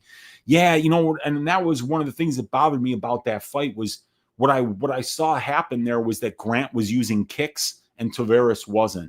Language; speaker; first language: English; native; English